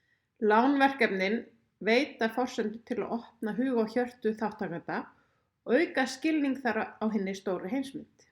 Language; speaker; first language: Icelandic; native; Icelandic